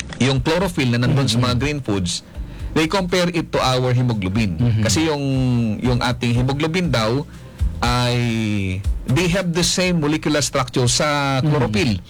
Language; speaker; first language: Filipino; non-native, local second language; Bikol